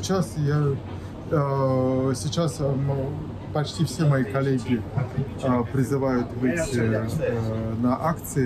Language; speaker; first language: Russian; native; Russian